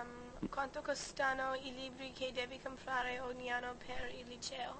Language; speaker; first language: Italian; non-native, learner; English